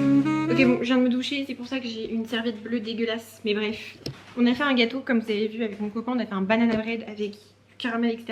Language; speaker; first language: French; native; French